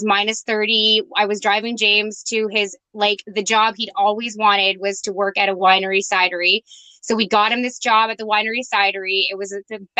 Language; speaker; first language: English; native; English